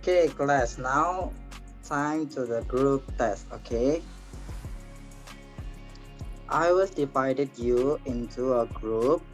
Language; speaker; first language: English; non-native, learner; Indonesian